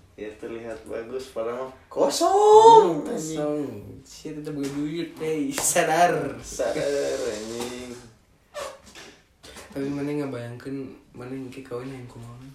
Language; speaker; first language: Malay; non-native, local second language; Sundanese